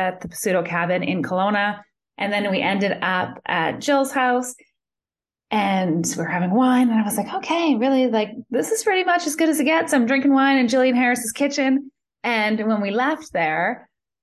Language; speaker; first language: English; native; English